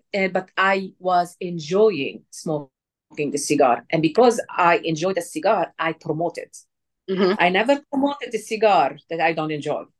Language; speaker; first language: English; non-native, fluent; Arabic